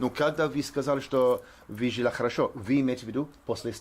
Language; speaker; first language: Russian; non-native, learner; English